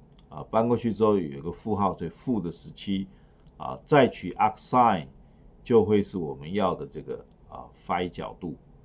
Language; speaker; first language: Chinese; native; Chinese